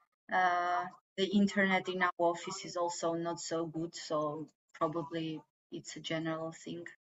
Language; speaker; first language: English; non-native, fluent; Armenian